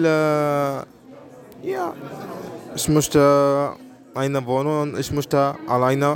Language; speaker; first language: German; non-native, learner; Arabic